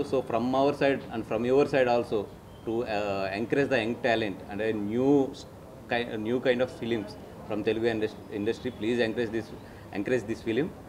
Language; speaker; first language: Telugu; native; Telugu